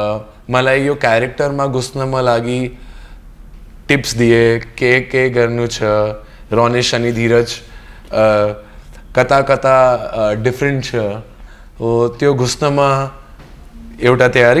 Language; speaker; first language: Nepali; non-native, learner; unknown